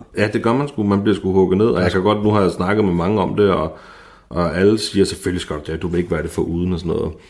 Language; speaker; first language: Danish; native; Danish